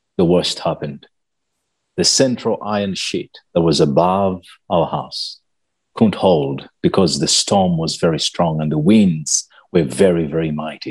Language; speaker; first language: English; non-native, local second language; Ganda